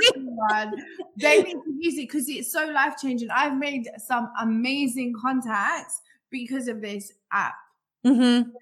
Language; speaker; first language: English; native; English